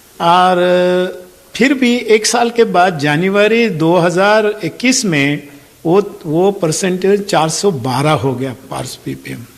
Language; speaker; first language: Hindi; non-native, local second language; Marathi